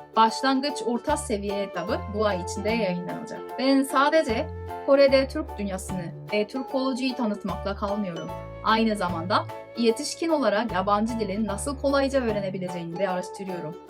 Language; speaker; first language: Turkish; non-native, fluent; Korean